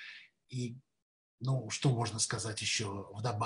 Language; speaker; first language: Russian; native; Russian